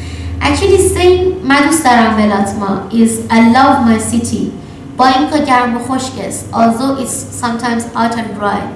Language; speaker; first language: Persian; native; Persian